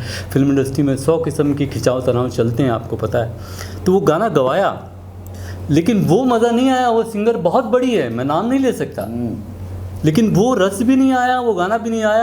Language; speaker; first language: Hindi; native; Hindi